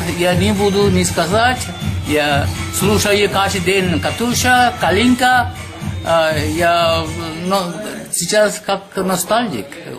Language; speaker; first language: Russian; non-native, learner; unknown